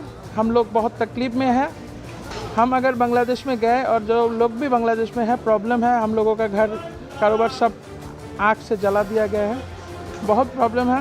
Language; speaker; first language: Hindi; non-native, fluent; Bangla